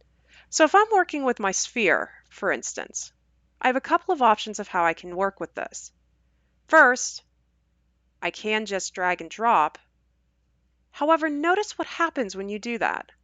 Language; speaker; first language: English; native; English